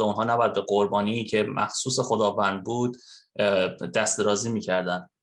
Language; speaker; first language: Persian; native; Persian